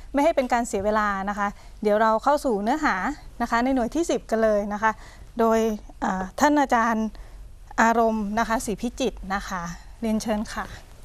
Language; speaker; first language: Thai; native; Thai